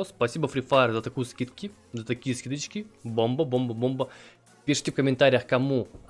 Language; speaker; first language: Russian; native; Russian